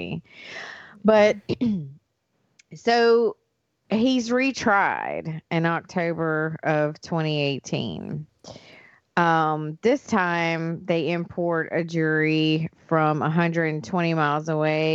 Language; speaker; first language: English; native; English